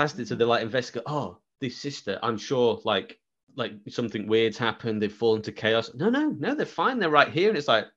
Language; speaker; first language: English; native; English